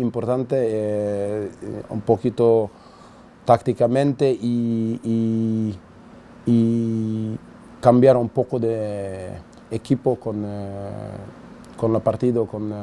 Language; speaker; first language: Spanish; non-native, learner; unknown